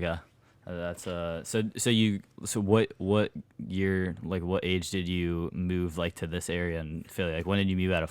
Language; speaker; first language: English; native; English